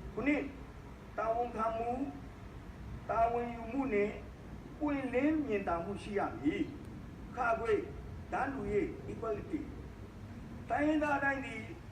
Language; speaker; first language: Burmese; non-native, local second language; Shan